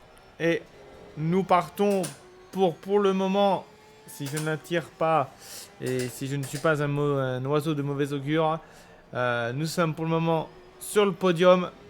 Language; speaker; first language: French; native; French